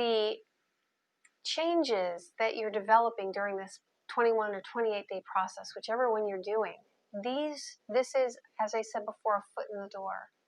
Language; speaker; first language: English; native; English